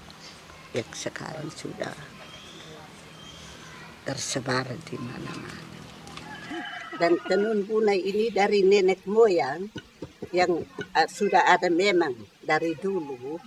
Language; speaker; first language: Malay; non-native, local second language; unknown